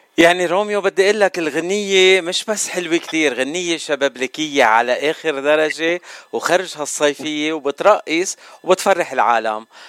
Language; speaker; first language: Arabic; native; Arabic